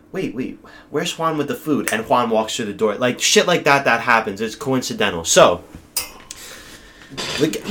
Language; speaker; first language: English; native; English